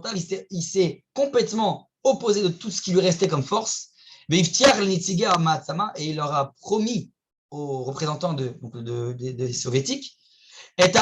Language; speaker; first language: French; native; French